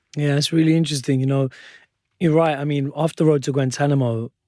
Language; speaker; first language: English; non-native, local second language; Urdu